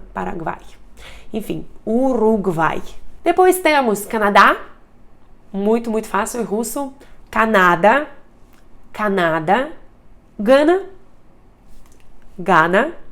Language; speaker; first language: Portuguese; non-native, fluent; Russian